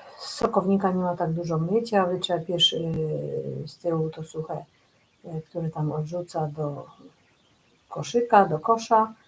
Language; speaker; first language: Polish; native; Polish